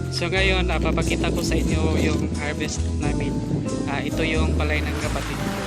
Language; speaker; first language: Filipino; non-native, local second language; Cebuano